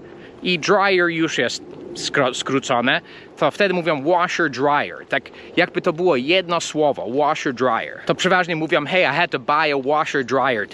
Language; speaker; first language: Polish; non-native, fluent; English